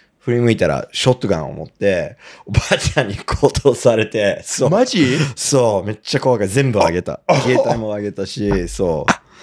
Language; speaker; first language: Japanese; non-native, fluent; English